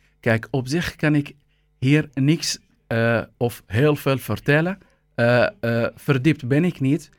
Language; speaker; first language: Dutch; non-native, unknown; Arabic